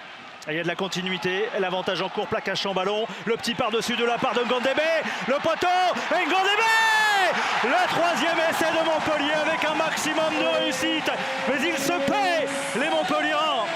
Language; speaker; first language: French; native; French